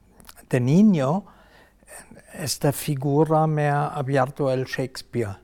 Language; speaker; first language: Spanish; non-native, fluent; German